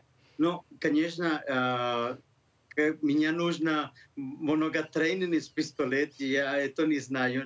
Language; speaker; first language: Russian; non-native, learner; Spanish